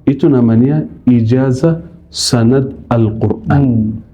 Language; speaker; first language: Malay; non-native, fluent; Arabic